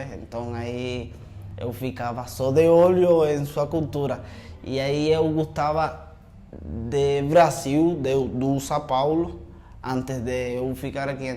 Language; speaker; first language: Portuguese; non-native, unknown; Spanish